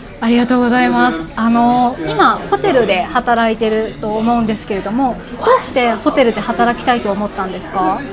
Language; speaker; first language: Japanese; native; Japanese